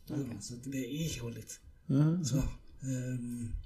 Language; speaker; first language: Swedish; early bilingual, other home language; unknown